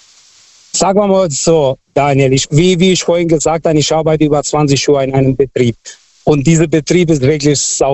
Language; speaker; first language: German; non-native, fluent; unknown